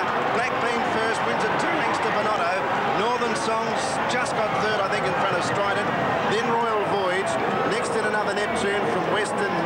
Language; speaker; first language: English; native; English